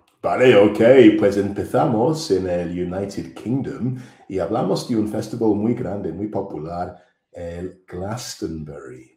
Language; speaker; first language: Spanish; non-native, fluent; English